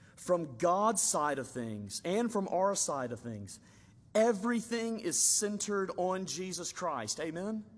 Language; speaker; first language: English; native; English